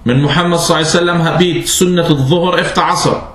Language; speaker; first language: Danish; non-native, fluent; Arabic